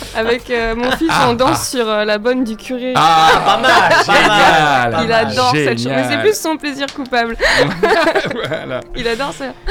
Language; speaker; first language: French; native; French